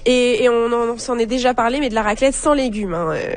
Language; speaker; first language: French; native; French